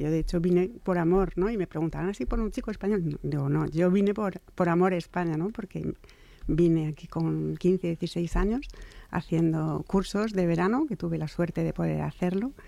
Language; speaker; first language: Spanish; non-native, fluent; French